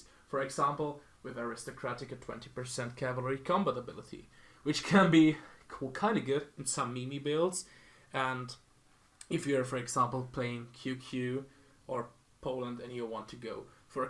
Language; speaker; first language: English; non-native, fluent; German